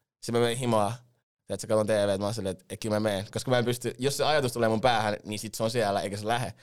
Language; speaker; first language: Finnish; early bilingual, other home language; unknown